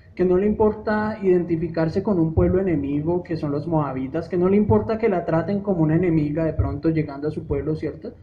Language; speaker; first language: Spanish; native; Spanish